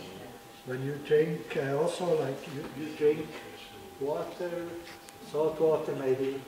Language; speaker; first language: English; non-native, learner; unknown